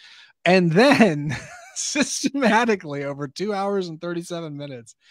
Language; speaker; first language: English; native; English